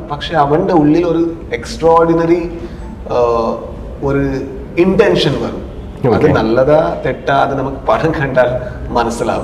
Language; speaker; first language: Malayalam; non-native, fluent; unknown